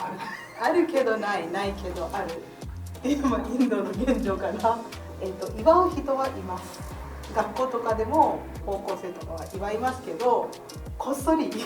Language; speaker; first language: Japanese; non-native, fluent; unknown